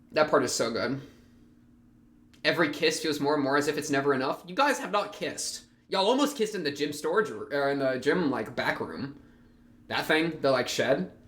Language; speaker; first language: English; native; English